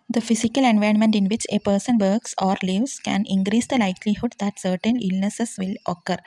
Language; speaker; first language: English; non-native, local second language; Malayalam